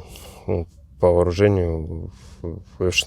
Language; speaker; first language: Russian; native; Russian